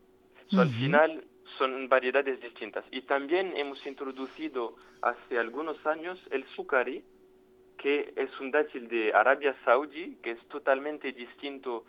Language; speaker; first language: Spanish; non-native, fluent; French